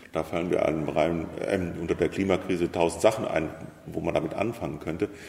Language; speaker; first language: German; native; German